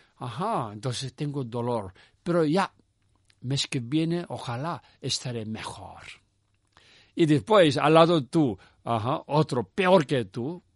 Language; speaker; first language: Spanish; non-native, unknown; Tibetan